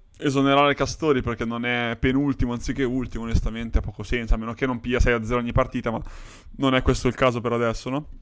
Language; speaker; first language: Italian; native; Italian